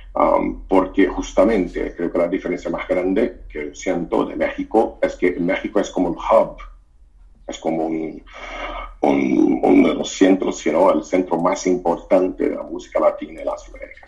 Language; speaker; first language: Spanish; non-native, fluent; Portuguese